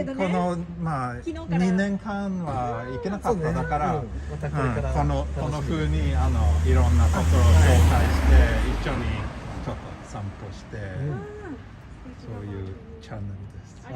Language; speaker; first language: Japanese; non-native, fluent; Swedish